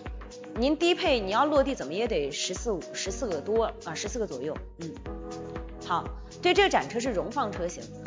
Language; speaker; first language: Chinese; native; Chinese